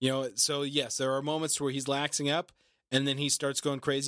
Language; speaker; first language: English; native; English